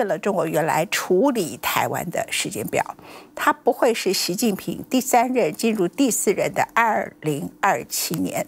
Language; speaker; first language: Chinese; native; Chinese